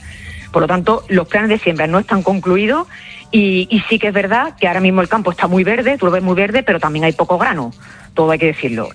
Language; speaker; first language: Spanish; native; Spanish